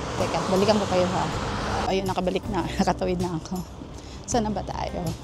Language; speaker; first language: Filipino; native; Filipino